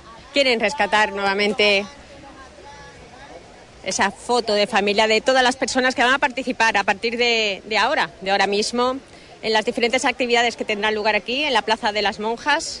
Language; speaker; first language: Spanish; native; Spanish